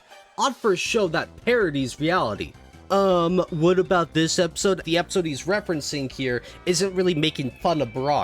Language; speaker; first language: English; native; English